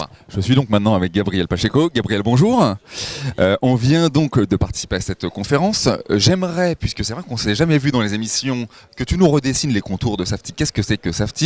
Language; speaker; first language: French; native; French